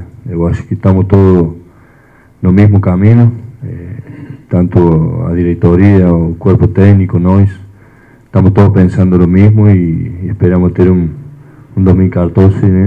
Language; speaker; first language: Portuguese; non-native, fluent; Spanish